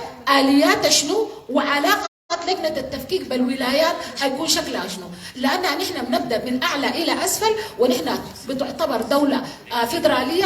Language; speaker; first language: Arabic; native; Arabic